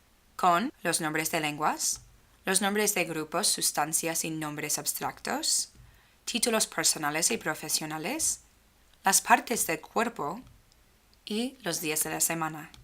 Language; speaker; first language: Spanish; non-native, fluent; English